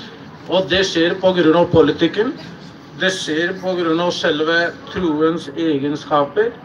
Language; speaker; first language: Norwegian; non-native, fluent; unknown